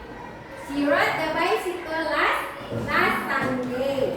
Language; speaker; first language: English; non-native, learner; Indonesian